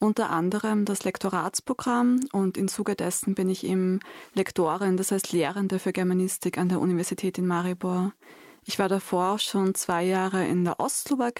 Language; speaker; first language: German; native; German